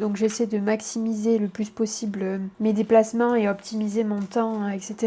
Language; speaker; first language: French; native; French